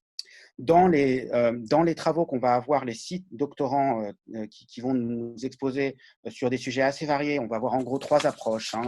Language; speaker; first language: French; native; French